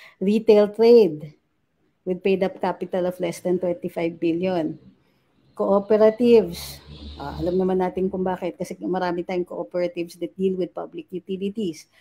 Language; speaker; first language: English; non-native, local second language; Filipino